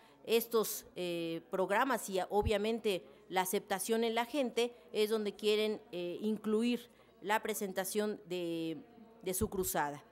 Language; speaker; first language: Spanish; native; Spanish